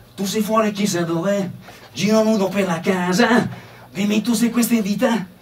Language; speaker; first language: Italian; native; Italian